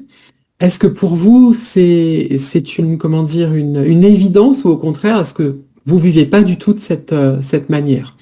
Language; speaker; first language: French; native; French